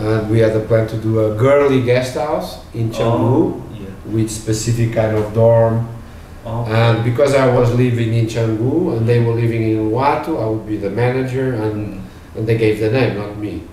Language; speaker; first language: English; non-native, fluent; Portuguese